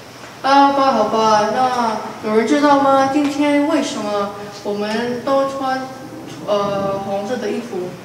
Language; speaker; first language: Chinese; non-native, learner; Indonesian